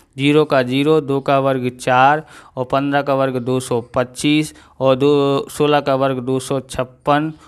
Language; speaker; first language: Hindi; non-native, local second language; Gujarati